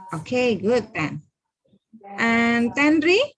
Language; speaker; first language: English; non-native, fluent; Indonesian